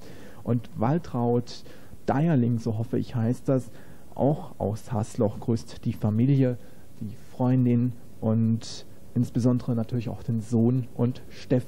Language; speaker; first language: German; native; German